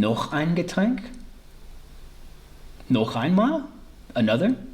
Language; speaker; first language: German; early bilingual, heritage; English